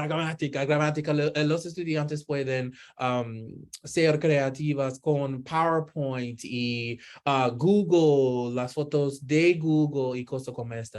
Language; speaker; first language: Spanish; non-native, learner; English